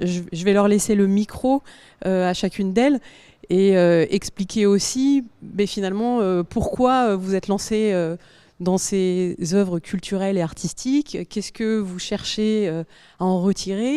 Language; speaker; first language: French; native; French